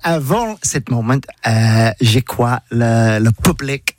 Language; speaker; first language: French; non-native, learner; English